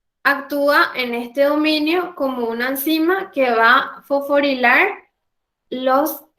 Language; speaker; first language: Spanish; native; Spanish